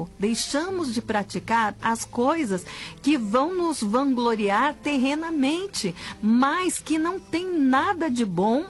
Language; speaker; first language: Portuguese; native; Portuguese